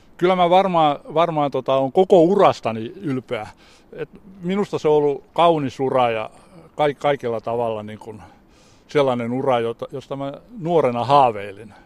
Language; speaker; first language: Finnish; native; Finnish